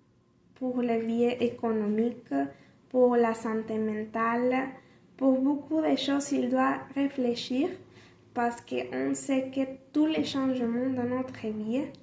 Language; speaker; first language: French; non-native, learner; Spanish